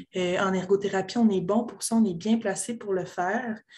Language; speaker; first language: French; native; French